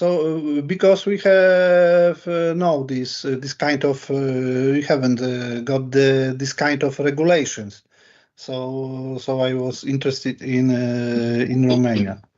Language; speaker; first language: English; non-native, learner; Polish